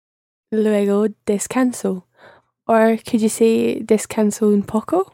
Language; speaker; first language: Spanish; non-native, learner; English